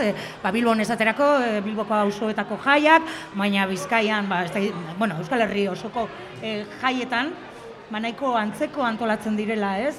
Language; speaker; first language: Basque; native; Basque